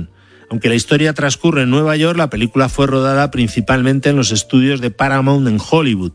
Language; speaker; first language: Spanish; native; Spanish